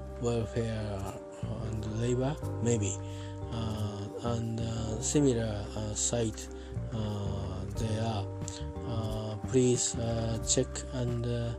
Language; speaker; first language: English; non-native, learner; Japanese